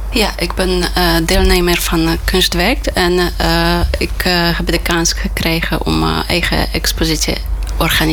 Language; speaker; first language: Dutch; non-native, fluent; Polish